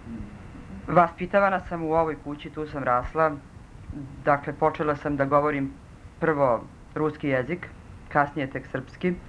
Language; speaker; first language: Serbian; early bilingual, other home language; Russian